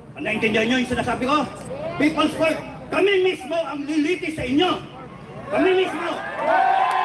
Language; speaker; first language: Filipino; native; Filipino